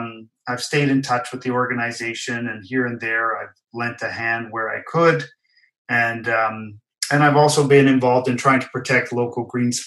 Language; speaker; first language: English; native; English